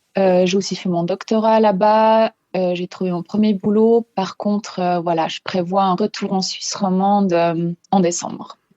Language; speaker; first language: French; non-native, local second language; Swiss German